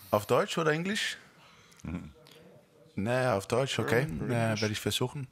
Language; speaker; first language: German; non-native, fluent; Danish